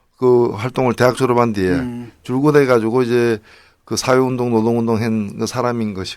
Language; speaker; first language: Korean; native; Korean